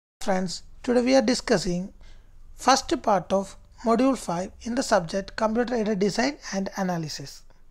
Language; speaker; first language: English; non-native, local second language; Malayalam